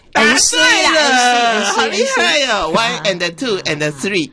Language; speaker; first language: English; non-native, learner; Chinese